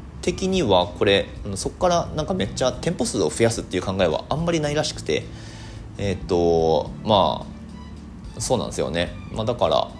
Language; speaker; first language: Japanese; native; Japanese